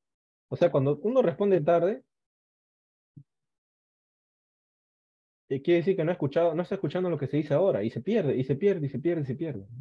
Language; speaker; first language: Spanish; native; Spanish